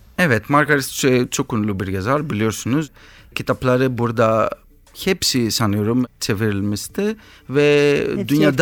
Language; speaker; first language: Turkish; non-native, learner; Greek